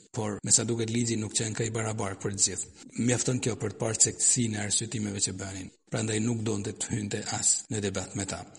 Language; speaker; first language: Albanian; native; Albanian